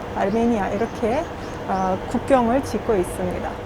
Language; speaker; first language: Korean; non-native, fluent; Azerbaijani